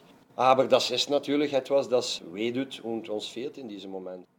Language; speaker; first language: German; non-native, fluent; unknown